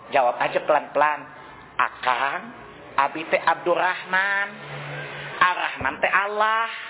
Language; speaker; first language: Indonesian; non-native, local second language; Sundanese